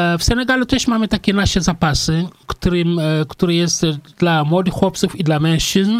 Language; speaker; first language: Polish; non-native, fluent; Wolof